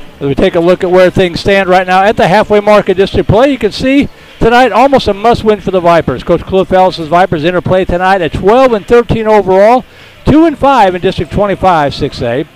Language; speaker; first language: English; native; English